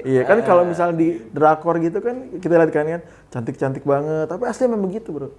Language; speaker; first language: Indonesian; non-native, fluent; Korean